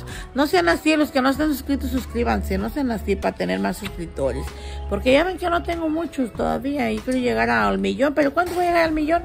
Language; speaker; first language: Spanish; native; Spanish